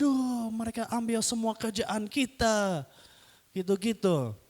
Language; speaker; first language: Indonesian; non-native, fluent; English